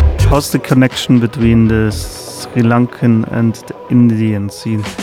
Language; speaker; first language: English; non-native, fluent; German